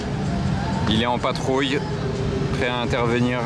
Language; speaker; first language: French; native; French